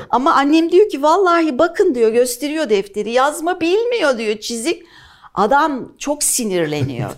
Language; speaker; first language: Turkish; native; Turkish